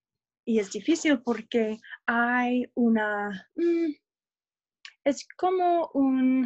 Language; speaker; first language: Spanish; non-native, learner; English